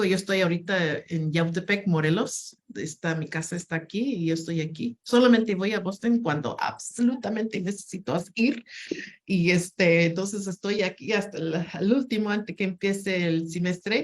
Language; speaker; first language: Spanish; non-native, fluent; English